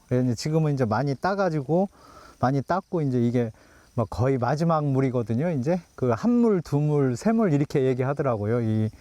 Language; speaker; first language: Korean; native; Korean